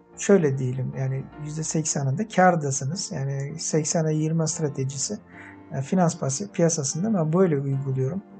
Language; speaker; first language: Turkish; non-native, fluent; Uzbek